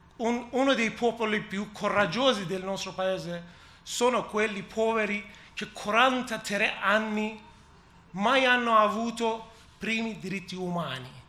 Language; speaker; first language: Italian; non-native, learner; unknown